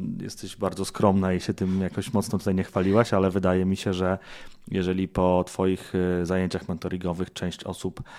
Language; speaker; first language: Polish; native; Polish